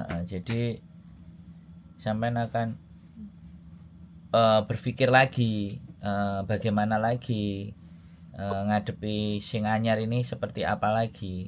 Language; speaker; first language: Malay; non-native, local second language; Javanese